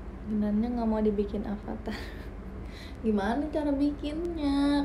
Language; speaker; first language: Indonesian; native; Indonesian